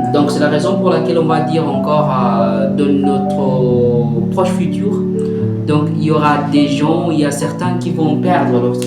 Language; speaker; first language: French; non-native, learner; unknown